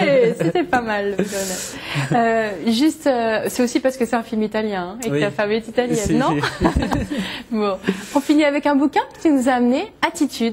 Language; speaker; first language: French; native; French